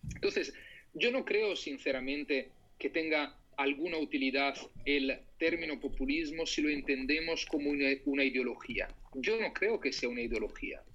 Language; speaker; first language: Spanish; non-native, fluent; Italian